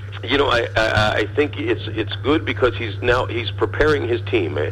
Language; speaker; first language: English; native; English